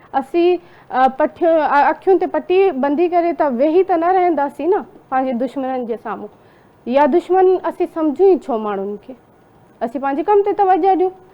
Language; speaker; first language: Sindhi; non-native, local second language; Urdu